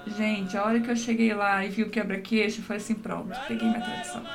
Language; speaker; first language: Portuguese; native; Portuguese